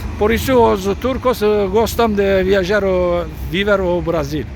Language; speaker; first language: Portuguese; non-native, learner; Turkish